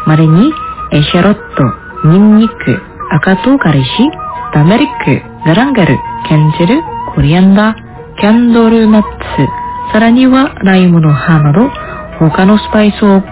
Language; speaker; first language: Japanese; non-native, fluent; Indonesian